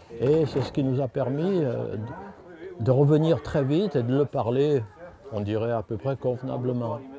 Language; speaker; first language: French; native; French